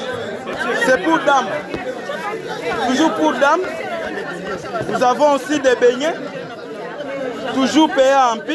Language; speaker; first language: French; non-native, local second language; Swahili